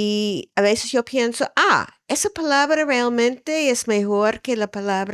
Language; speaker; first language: Spanish; non-native, fluent; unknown